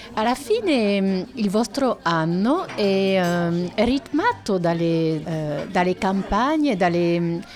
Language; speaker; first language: Italian; non-native, fluent; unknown